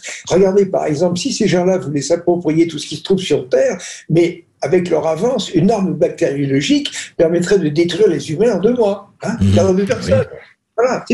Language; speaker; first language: French; native; French